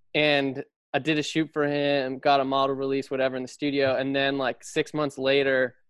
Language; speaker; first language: English; native; English